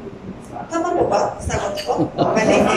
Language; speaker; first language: Filipino; non-native, learner; Japanese